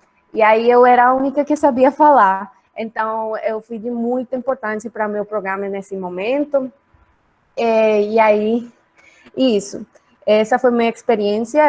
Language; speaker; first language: Portuguese; non-native, learner; Spanish